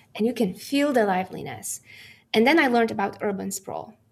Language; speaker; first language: English; non-native, fluent; Polish